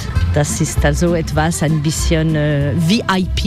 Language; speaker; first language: German; non-native, fluent; French